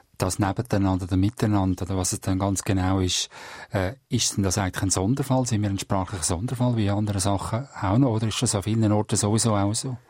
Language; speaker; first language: German; native; German